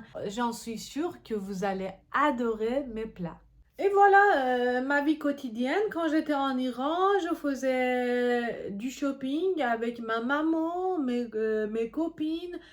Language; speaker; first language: French; non-native, fluent; Persian